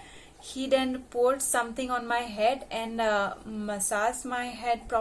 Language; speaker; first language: English; non-native, local second language; Hindi